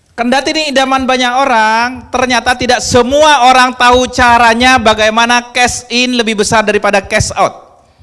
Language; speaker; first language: Indonesian; non-native, local second language; Madurese